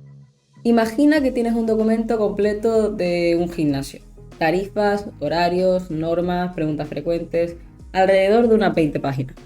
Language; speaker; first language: Spanish; native; Spanish